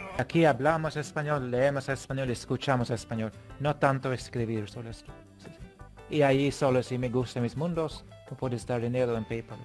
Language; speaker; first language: Spanish; non-native, learner; English